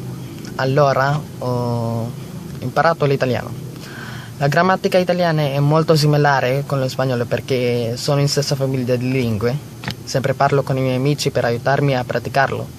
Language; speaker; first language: Italian; non-native, learner; Filipino